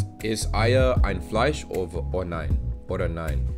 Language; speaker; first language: German; non-native, learner; English